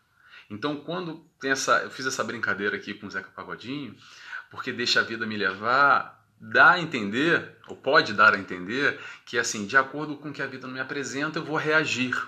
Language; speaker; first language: Portuguese; native; Portuguese